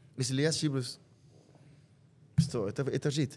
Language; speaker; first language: Russian; non-native, learner; Spanish